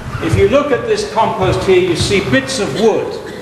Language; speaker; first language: English; native; English